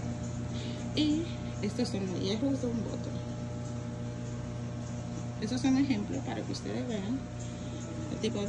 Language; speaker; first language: Spanish; early bilingual, heritage; Spanish